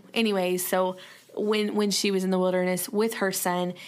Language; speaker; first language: English; native; English